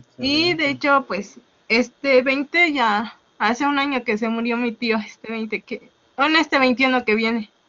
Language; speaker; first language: Spanish; native; Spanish